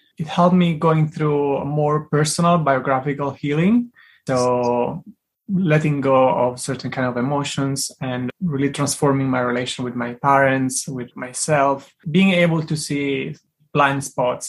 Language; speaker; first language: English; non-native, fluent; Italian